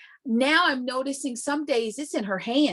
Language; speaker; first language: English; native; English